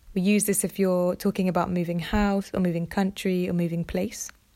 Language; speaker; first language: English; native; English